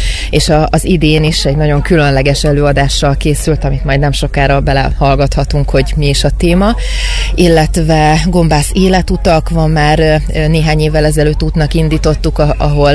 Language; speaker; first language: Hungarian; native; Hungarian